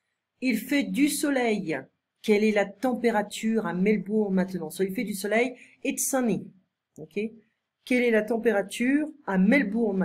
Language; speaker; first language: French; non-native, fluent; English